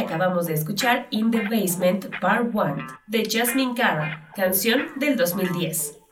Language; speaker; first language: Spanish; native; Spanish